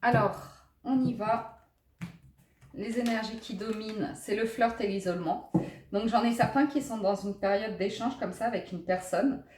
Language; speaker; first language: French; native; French